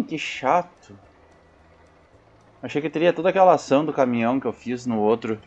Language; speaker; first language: Portuguese; native; Portuguese